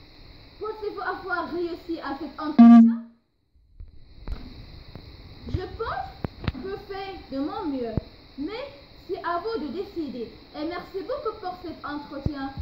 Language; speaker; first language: French; non-native, local second language; Arabic